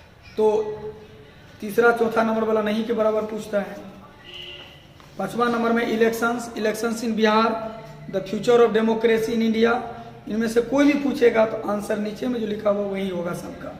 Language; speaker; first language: Hindi; native; Hindi